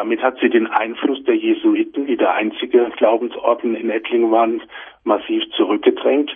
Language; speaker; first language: German; native; German